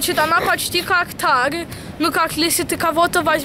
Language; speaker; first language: Russian; early bilingual, heritage; Russian